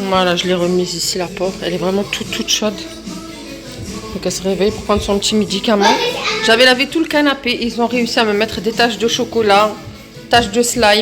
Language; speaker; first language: French; native; French